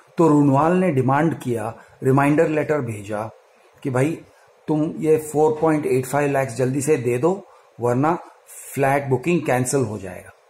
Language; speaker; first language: Hindi; non-native, local second language; Kannada